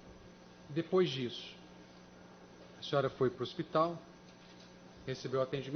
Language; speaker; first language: Portuguese; native; Portuguese